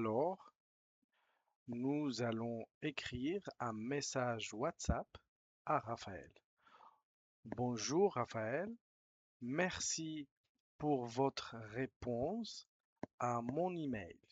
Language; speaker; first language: French; non-native, fluent; Spanish